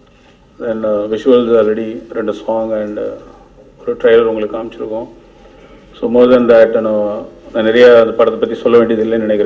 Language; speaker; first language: Tamil; native; Tamil